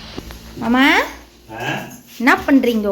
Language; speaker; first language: Tamil; native; Tamil